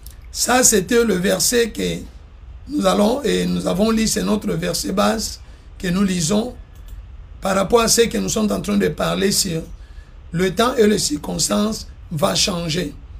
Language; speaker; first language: French; non-native, local second language; Lingala